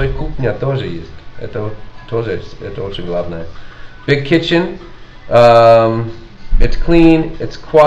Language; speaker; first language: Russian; non-native, learner; English